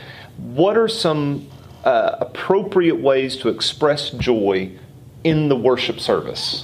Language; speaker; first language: English; native; English